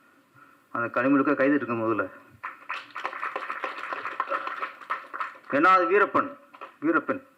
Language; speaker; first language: Tamil; native; Tamil